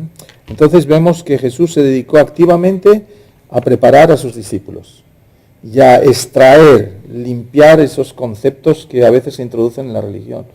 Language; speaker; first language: Spanish; native; Spanish